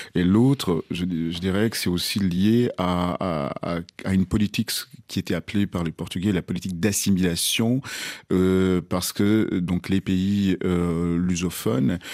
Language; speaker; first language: French; non-native, fluent; Portuguese